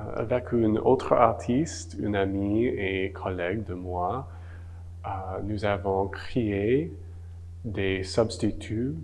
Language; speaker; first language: French; non-native, local second language; English